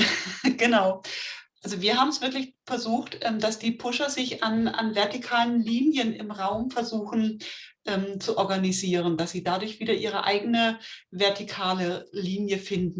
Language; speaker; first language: German; native; German